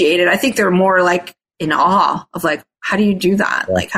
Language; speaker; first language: English; non-native, fluent; Italian